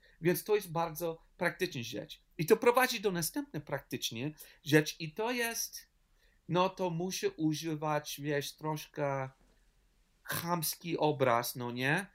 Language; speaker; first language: Polish; non-native, learner; English